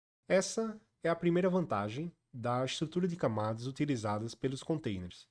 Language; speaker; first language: Portuguese; native; Portuguese